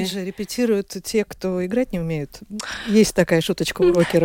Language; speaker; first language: Russian; native; Russian